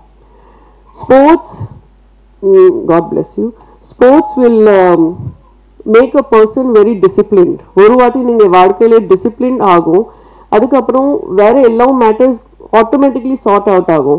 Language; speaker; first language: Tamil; non-native, fluent; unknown